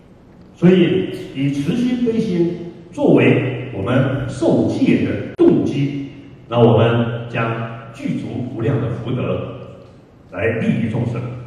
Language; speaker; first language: Chinese; native; Chinese